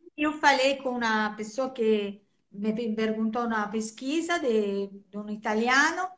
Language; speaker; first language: Portuguese; non-native, fluent; Italian